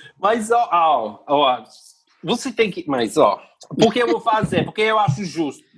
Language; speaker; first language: Portuguese; non-native, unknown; English